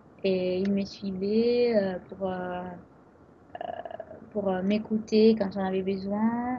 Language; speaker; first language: French; non-native, fluent; Italian